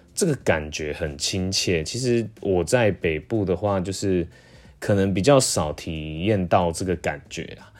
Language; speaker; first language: Chinese; non-native, local second language; Min Nan Chinese